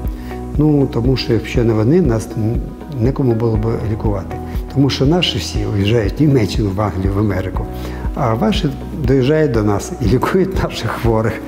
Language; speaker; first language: Ukrainian; non-native, local second language; Russian